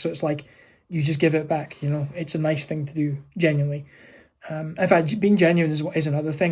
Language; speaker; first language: English; native; English